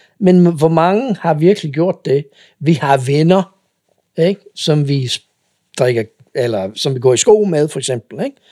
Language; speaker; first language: Danish; non-native, fluent; English